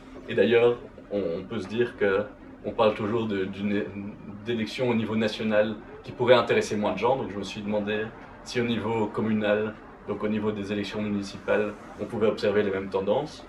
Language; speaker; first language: French; native; French